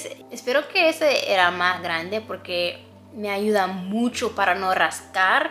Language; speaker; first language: Spanish; non-native, fluent; English